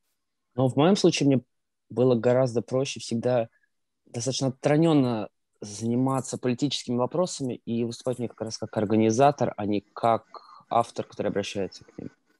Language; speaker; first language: Russian; native; Russian